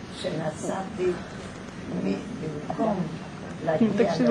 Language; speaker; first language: Hebrew; non-native, fluent; Polish